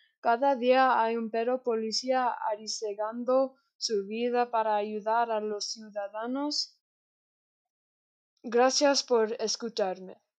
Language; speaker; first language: Spanish; non-native, learner; English